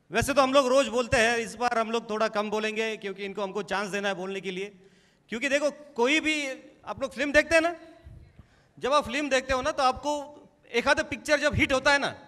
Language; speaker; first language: Hindi; non-native, local second language; Marathi